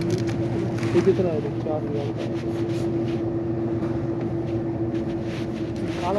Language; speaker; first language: Hindi; non-native, local second language; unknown